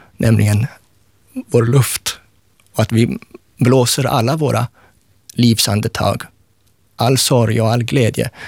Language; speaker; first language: Swedish; native; Swedish